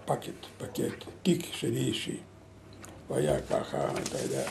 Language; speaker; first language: Hebrew; non-native, learner; Lithuanian